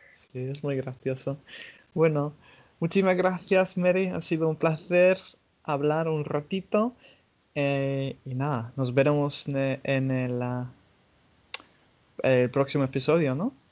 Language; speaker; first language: Spanish; non-native, fluent; English